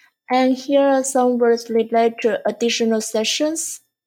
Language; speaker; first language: English; non-native, fluent; Chinese